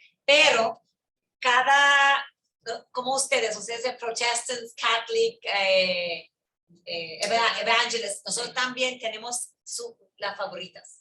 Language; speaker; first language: Spanish; early bilingual, heritage; English